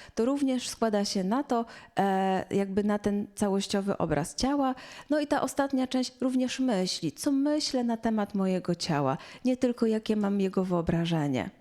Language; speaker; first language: Polish; native; Polish